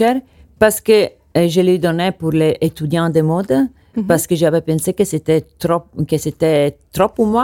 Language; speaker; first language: French; non-native, learner; Italian